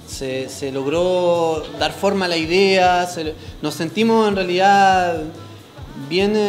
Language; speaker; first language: Spanish; native; Spanish